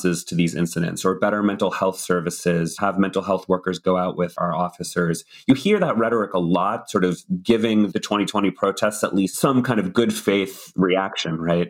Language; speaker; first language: English; native; English